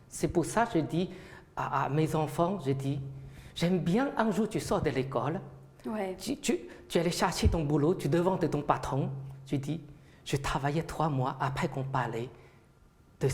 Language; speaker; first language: French; non-native, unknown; Chinese